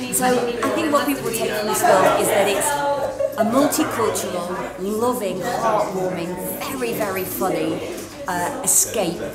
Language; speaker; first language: English; native; English